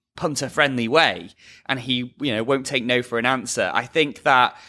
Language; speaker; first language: English; native; English